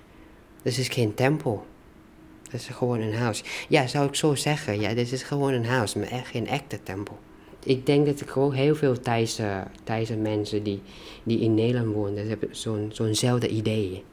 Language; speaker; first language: Dutch; non-native, learner; Thai